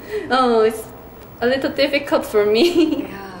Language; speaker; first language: English; non-native, learner; Chinese